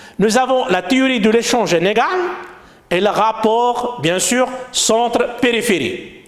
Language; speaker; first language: French; non-native, local second language; Arabic